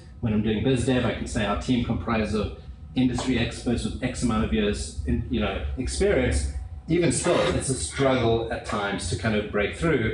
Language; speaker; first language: English; native; English